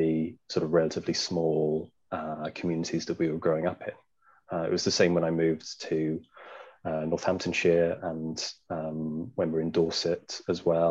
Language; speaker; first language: English; native; English